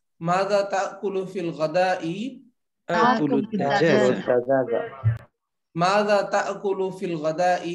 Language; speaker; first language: Arabic; non-native, fluent; Bangla